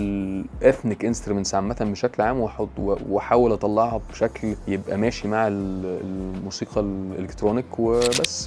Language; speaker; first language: Arabic; native; Arabic